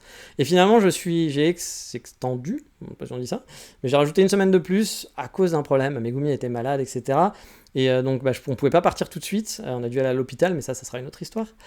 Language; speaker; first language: French; native; French